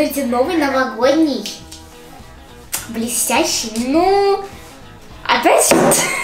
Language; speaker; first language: Russian; native; Russian